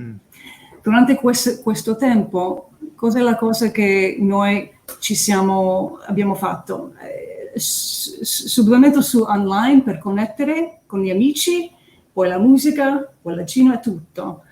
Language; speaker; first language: Italian; early bilingual, heritage; English